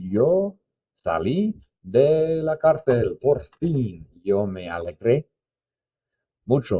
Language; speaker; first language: Spanish; non-native, fluent; English